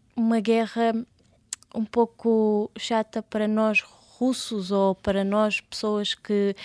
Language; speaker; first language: Portuguese; early bilingual, other home language; Russian